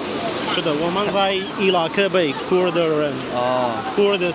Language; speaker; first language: Chinese; non-native, learner; Central Kurdish